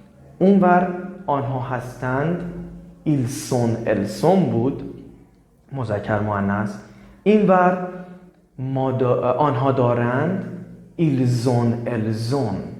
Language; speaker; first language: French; non-native, learner; Persian